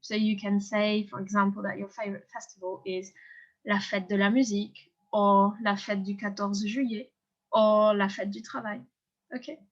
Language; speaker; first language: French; non-native, fluent; English